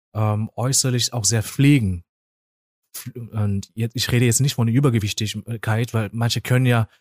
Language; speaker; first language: German; non-native, fluent; Korean